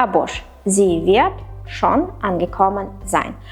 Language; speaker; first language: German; non-native, fluent; Ukrainian